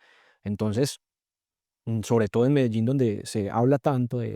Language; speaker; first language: Spanish; native; Spanish